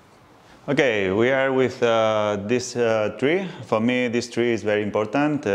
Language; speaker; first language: English; non-native, learner; Spanish